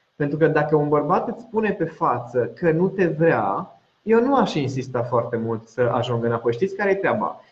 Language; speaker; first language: Romanian; non-native, local second language; Hungarian